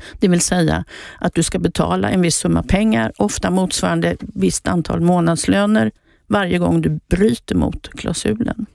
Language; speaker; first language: Swedish; native; Swedish